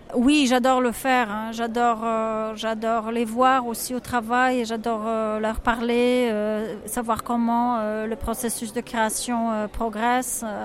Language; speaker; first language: French; non-native, fluent; Polish